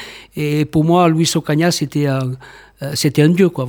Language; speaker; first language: French; native; French